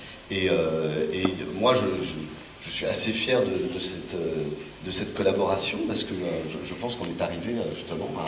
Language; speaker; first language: French; native; French